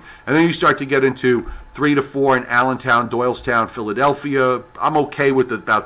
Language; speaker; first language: English; native; English